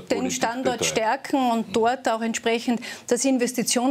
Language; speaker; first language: German; native; German